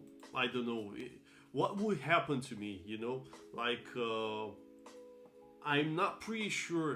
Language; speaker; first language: English; non-native, fluent; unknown